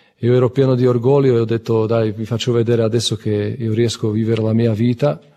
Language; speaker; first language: Italian; non-native, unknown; Slovak